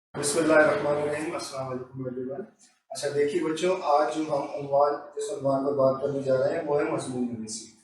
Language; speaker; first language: Urdu; native; Urdu